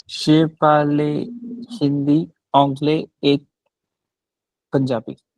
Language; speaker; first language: French; non-native, learner; Hindi